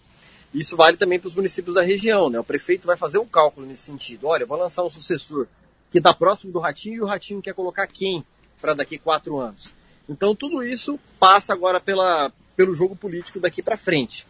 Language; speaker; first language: Portuguese; native; Portuguese